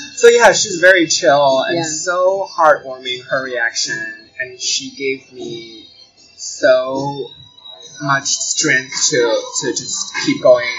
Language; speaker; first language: English; non-native, fluent; Chinese